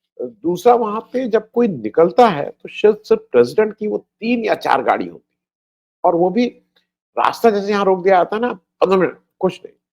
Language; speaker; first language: Hindi; native; Hindi